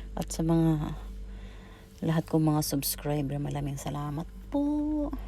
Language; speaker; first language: Filipino; non-native, local second language; Cebuano